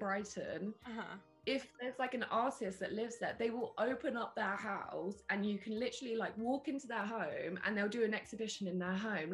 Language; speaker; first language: English; native; English